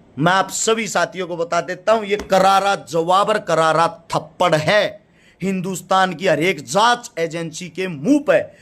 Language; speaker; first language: Hindi; native; Hindi